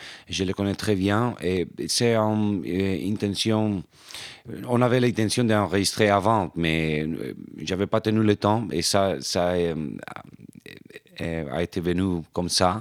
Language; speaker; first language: French; non-native, fluent; Spanish